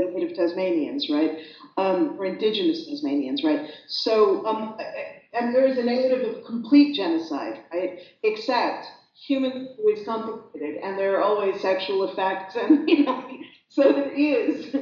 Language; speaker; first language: English; native; English